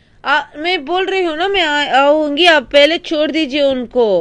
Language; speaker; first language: Hindi; non-native, local second language; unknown